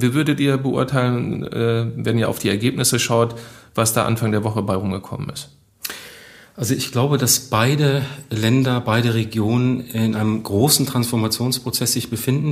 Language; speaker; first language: German; native; German